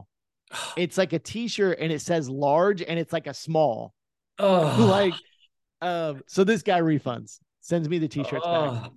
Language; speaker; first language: English; native; English